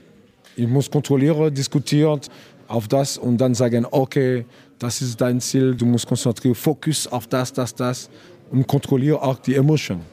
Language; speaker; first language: German; non-native, learner; French